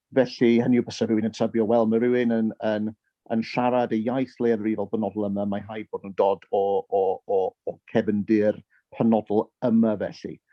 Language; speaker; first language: Welsh; early bilingual, heritage; Welsh